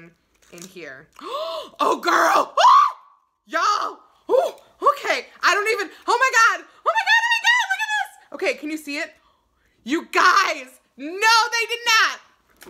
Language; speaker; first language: English; native; English